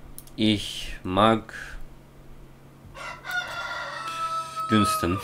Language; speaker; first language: German; non-native, learner; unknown